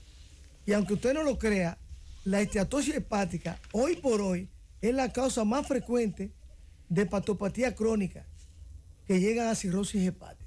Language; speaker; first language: Spanish; native; Spanish